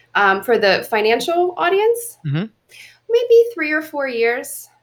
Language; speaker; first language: English; native; English